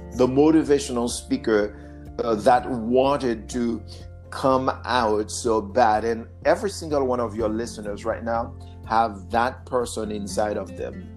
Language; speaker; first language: English; non-native, fluent; Haitian Creole